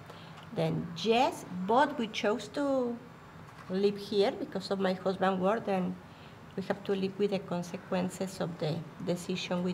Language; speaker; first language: English; non-native, learner; Spanish